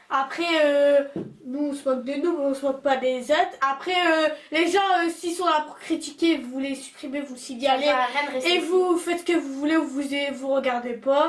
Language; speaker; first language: French; native; French